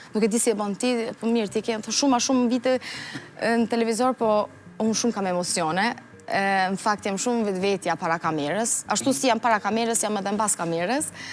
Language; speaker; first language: Albanian; early bilingual, heritage; Albanian